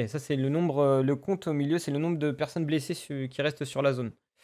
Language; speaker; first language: French; native; French